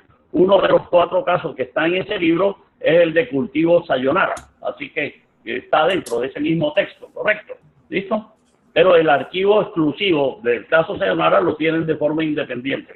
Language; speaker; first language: Spanish; native; Spanish